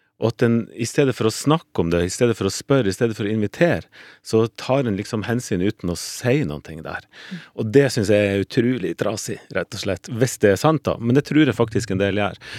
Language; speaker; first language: Norwegian; native; Norwegian